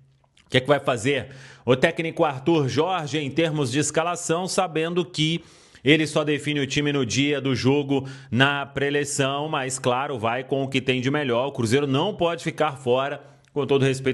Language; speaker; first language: Portuguese; native; Portuguese